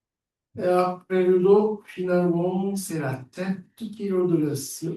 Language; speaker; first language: French; non-native, fluent; Japanese